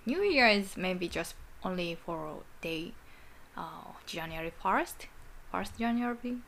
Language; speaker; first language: English; non-native, learner; Japanese